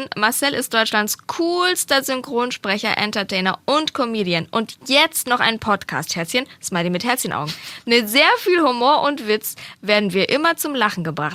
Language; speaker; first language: German; native; German